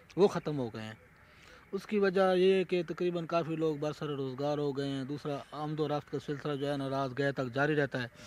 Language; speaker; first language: Urdu; non-native, local second language; Punjabi